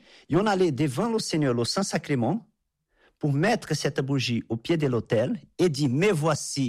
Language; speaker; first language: French; non-native, fluent; Portuguese